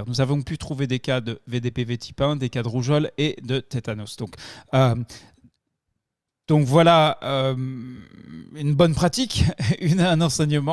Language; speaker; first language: French; native; French